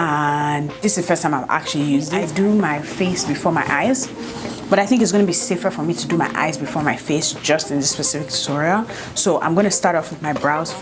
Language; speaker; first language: English; native; English